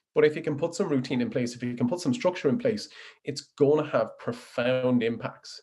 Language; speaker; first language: English; native; English